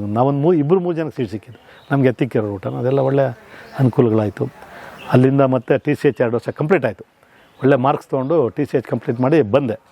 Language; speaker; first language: Kannada; native; Kannada